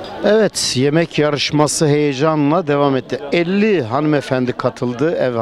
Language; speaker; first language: Turkish; native; Turkish